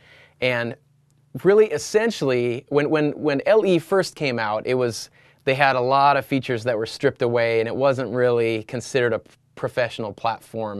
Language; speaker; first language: English; native; English